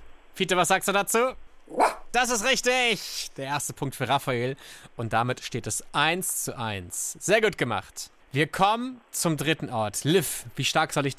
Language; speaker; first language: German; native; German